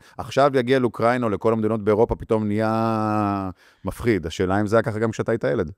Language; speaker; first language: Hebrew; native; Hebrew